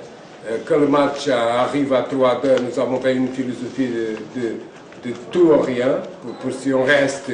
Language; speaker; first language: French; non-native, fluent; Portuguese